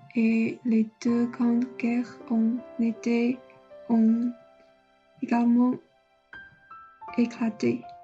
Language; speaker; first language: French; non-native, learner; Chinese